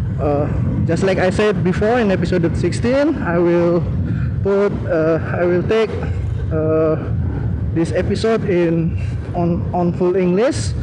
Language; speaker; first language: English; non-native, learner; Indonesian